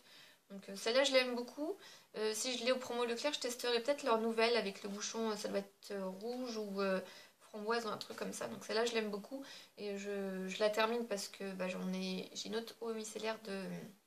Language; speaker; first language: French; native; French